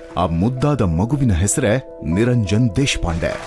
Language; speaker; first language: Kannada; native; Kannada